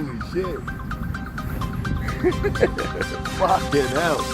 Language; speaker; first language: English; native; English